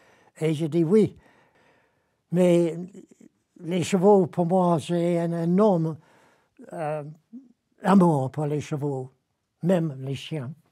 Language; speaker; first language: French; non-native, learner; English